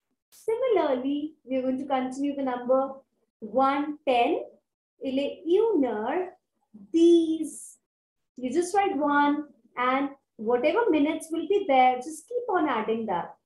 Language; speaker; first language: English; non-native, local second language; Hindi